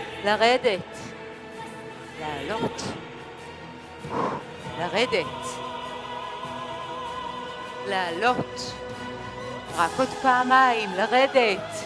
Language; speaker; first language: Hebrew; native; Hebrew